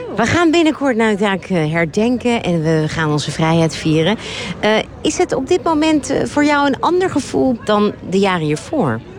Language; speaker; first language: Dutch; native; Dutch